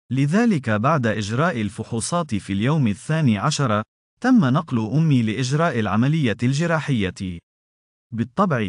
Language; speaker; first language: Arabic; non-native, fluent; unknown